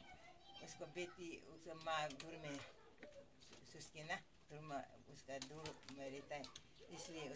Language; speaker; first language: Hindi; non-native, local second language; Adi